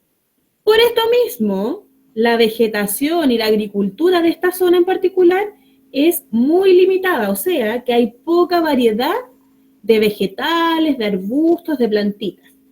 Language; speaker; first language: Spanish; native; Spanish